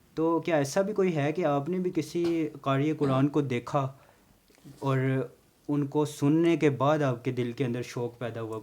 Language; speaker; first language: Urdu; non-native, local second language; Punjabi